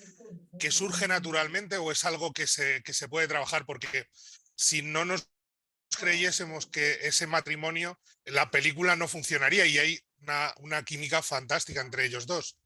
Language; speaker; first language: Spanish; native; Spanish